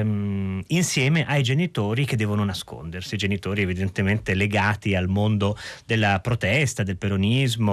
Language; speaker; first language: Italian; native; Italian